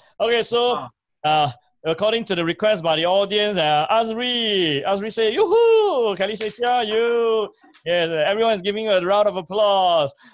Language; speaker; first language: English; native; English